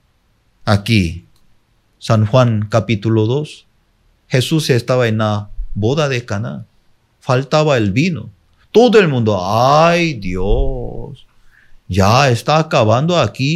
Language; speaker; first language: Spanish; non-native, fluent; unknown